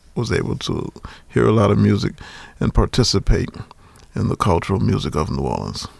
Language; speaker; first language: English; native; English